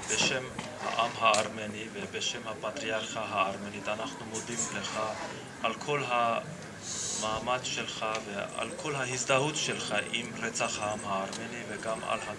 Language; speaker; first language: Hebrew; non-native, local second language; Armenian